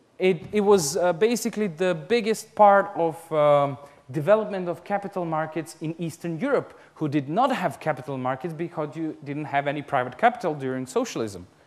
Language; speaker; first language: English; non-native, fluent; Serbian